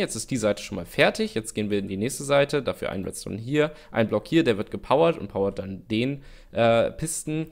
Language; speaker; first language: German; native; German